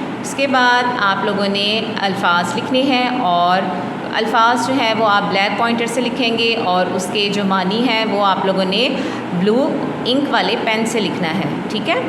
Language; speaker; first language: Hindi; non-native, local second language; Punjabi